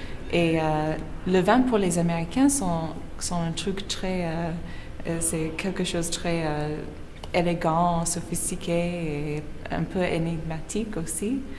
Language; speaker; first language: French; non-native, learner; English